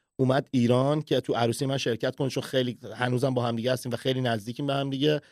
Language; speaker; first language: Persian; early bilingual, heritage; Persian